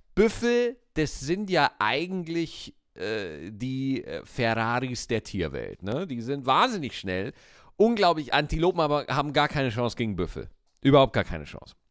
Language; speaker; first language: German; native; German